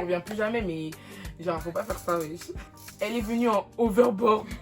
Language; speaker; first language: French; native; French